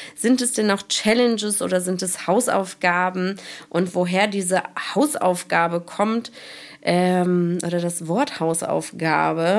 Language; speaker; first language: German; native; German